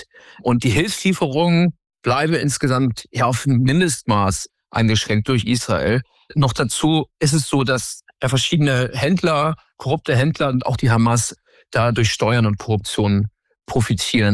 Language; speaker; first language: German; native; German